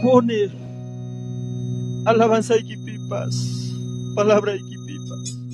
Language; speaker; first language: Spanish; non-native, local second language; Quechua